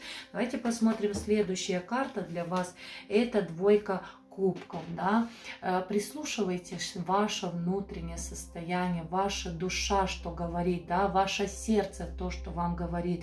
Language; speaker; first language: Russian; non-native, fluent; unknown